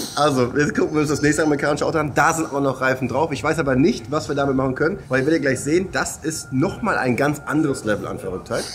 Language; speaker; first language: German; native; German